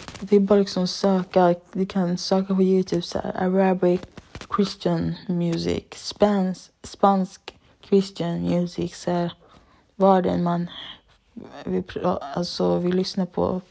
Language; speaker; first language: Swedish; early bilingual, other home language; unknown